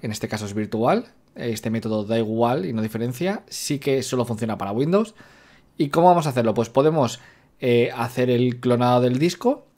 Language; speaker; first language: Spanish; native; Spanish